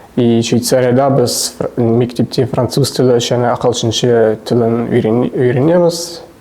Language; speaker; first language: Kazakh; non-native, learner; Swiss German